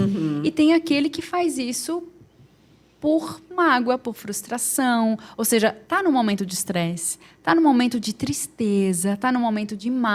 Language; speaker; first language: Portuguese; native; Portuguese